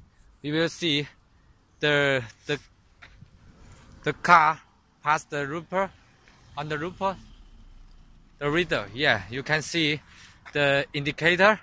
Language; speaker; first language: English; non-native, learner; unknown